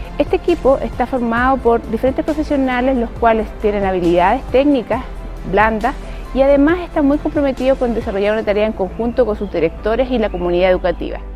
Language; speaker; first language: Spanish; native; Spanish